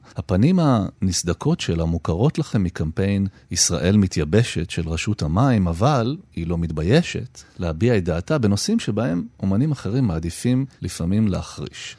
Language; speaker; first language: Hebrew; native; Hebrew